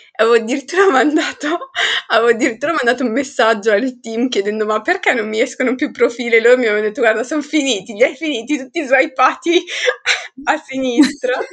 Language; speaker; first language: Italian; early bilingual, other home language; Arabic